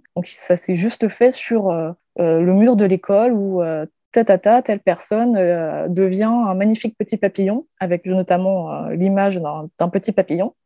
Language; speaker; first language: French; native; French